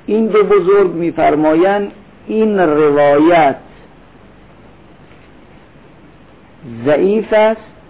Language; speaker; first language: Persian; native; Persian